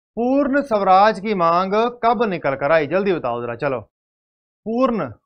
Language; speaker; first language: Hindi; native; Hindi